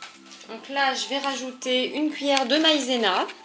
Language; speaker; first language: French; native; French